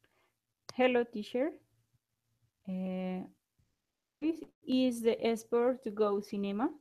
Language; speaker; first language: English; non-native, learner; Spanish